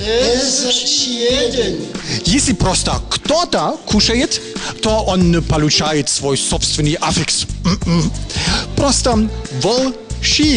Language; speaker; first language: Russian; non-native, learner; German